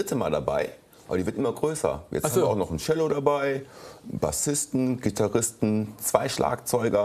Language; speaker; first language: German; native; German